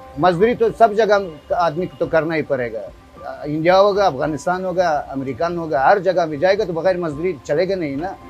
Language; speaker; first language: Hindi; non-native, learner; Persian